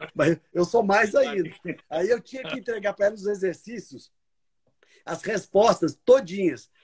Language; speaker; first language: Portuguese; native; Portuguese